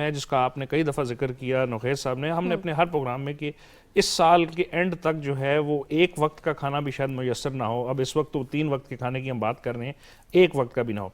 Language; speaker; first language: Urdu; native; Urdu